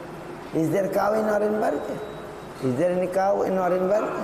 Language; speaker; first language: English; non-native, local second language; Bangla